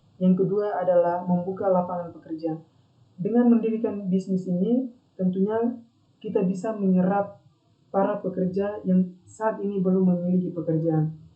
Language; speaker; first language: Indonesian; non-native, local second language; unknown